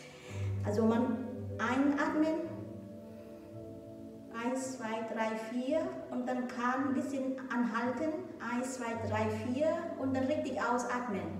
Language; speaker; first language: German; non-native, learner; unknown